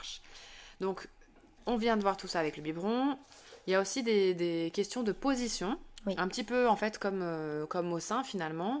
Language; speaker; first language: French; native; French